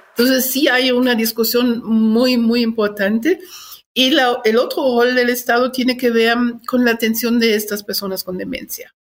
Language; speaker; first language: Spanish; non-native, fluent; German